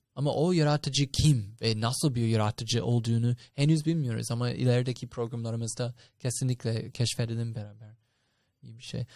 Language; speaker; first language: Turkish; non-native, fluent; English